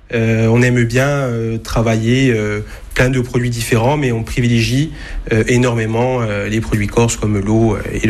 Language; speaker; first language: French; native; French